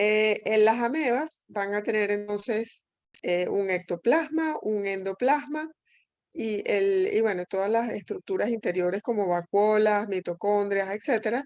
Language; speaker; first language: Spanish; native; Spanish